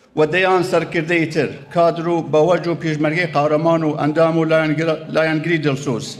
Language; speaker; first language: Central Kurdish; native; Central Kurdish